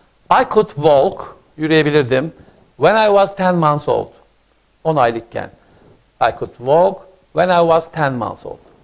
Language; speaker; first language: English; non-native, fluent; Turkish